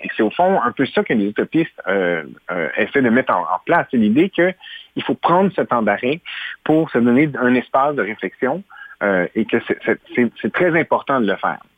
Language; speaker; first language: French; native; French